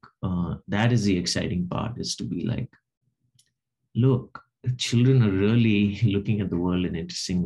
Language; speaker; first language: English; non-native, local second language; Telugu